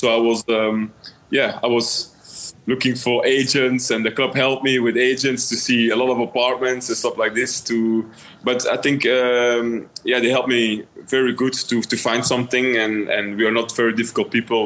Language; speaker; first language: English; non-native, fluent; Dutch